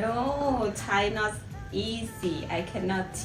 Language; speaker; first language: English; non-native, learner; Thai